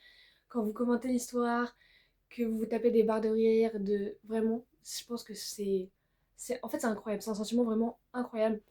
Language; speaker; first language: French; native; French